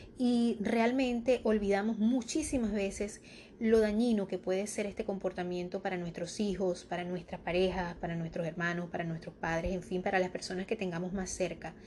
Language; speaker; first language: Spanish; native; Spanish